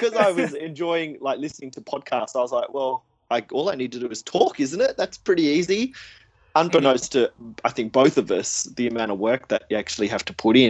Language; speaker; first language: English; native; English